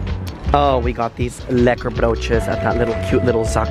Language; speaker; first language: Dutch; non-native, learner; English